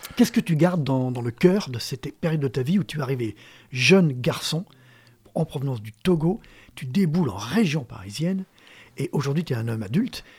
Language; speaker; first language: French; native; French